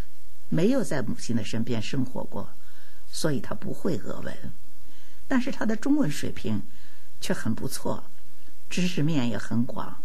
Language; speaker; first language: Chinese; native; Chinese